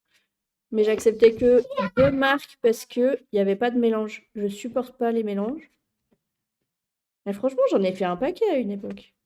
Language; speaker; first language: French; native; French